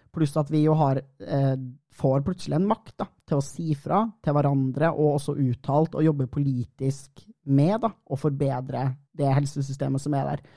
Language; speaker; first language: Norwegian; native; Norwegian